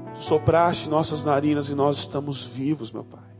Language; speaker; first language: Portuguese; native; Portuguese